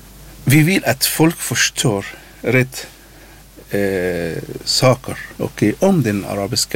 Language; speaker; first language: Swedish; non-native, learner; Arabic